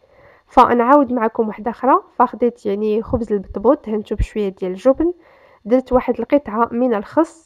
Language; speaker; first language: Arabic; native; Arabic